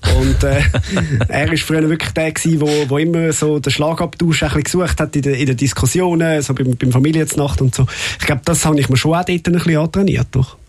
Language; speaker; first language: German; native; German